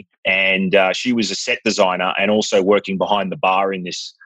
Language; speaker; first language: English; native; English